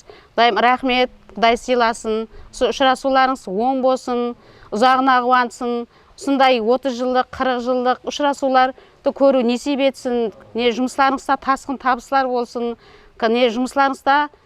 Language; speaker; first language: Kazakh; native; Kazakh